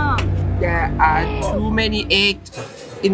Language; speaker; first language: English; non-native, learner; Thai